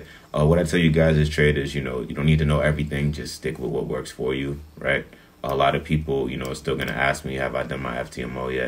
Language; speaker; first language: English; native; English